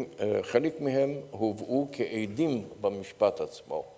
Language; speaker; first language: Hebrew; non-native, fluent; Polish